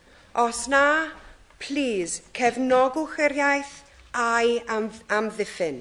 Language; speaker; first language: Welsh; non-native, local second language; English